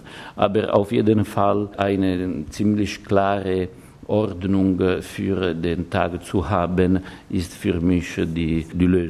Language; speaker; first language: German; non-native, fluent; Italian